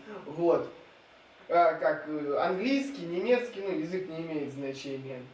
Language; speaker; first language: Russian; native; Russian